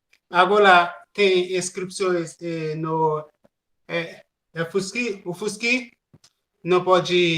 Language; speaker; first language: Portuguese; non-native, learner; Haitian Creole